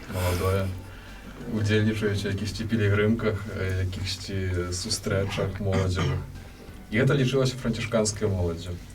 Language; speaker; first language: Belarusian; native; Belarusian